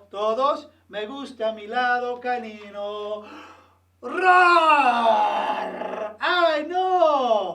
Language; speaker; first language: Spanish; early bilingual, other home language; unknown